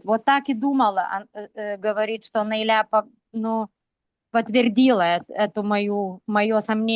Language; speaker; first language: Russian; non-native, local second language; Lithuanian